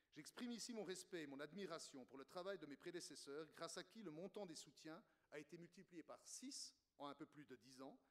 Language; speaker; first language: French; native; French